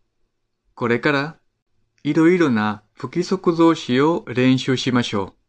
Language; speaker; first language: Japanese; non-native, fluent; Spanish